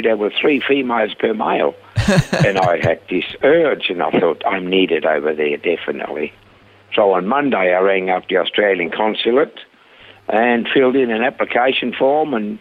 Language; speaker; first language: English; non-native, fluent; Swiss German